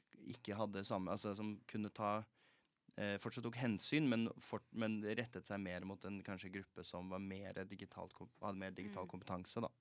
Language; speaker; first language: Norwegian; native; Norwegian